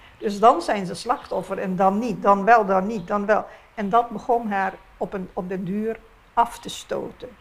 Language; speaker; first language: Dutch; non-native, local second language; Papiamento